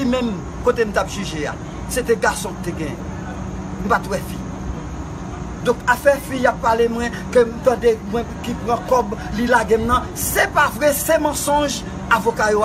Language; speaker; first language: French; non-native, learner; Haitian Creole